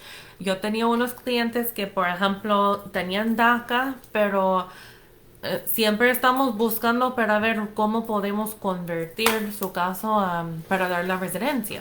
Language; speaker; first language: Spanish; non-native, fluent; English